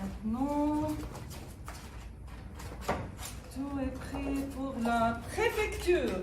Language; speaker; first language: French; non-native, fluent; Arabic